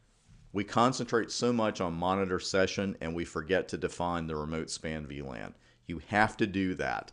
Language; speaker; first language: English; native; English